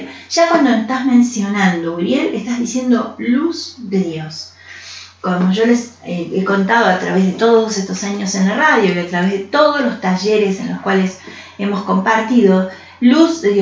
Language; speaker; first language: Spanish; native; Spanish